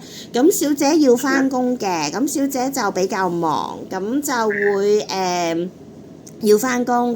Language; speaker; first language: Cantonese; native; Cantonese